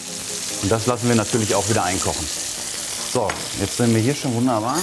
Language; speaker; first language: German; native; German